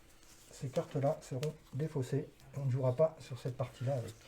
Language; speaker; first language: French; native; French